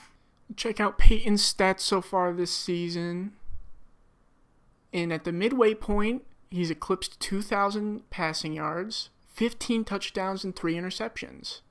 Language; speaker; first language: English; native; English